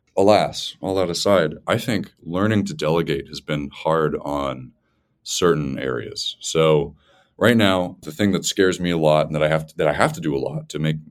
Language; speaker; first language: English; native; English